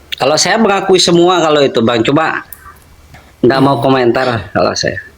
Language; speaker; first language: Indonesian; non-native, local second language; Sasak